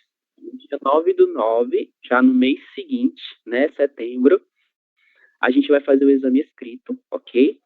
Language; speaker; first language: Portuguese; native; Portuguese